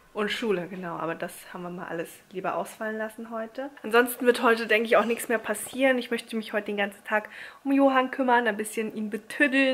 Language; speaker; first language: German; native; German